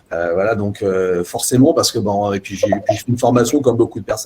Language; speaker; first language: French; native; French